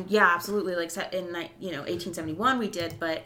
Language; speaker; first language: English; native; English